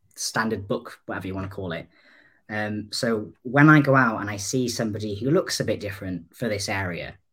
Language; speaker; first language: English; native; English